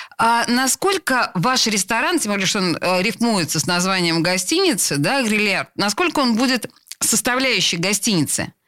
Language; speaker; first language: Russian; native; Russian